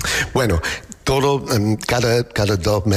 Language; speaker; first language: Spanish; non-native, learner; English